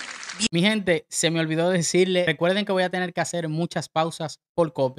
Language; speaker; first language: Spanish; native; Spanish